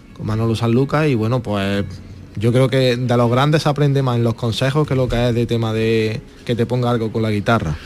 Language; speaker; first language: Spanish; native; Spanish